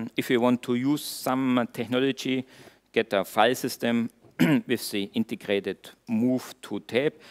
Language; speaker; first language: English; non-native, fluent; German